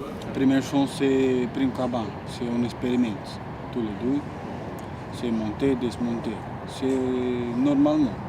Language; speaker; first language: French; non-native, learner; Romanian